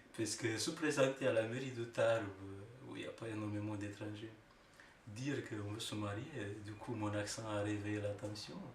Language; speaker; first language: French; non-native, fluent; Romanian